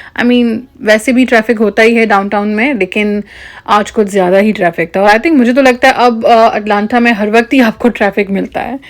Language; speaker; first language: Urdu; native; Urdu